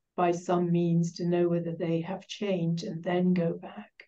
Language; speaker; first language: English; native; English